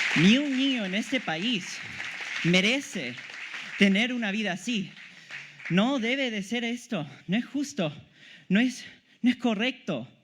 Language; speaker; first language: Spanish; early bilingual, heritage; Spanish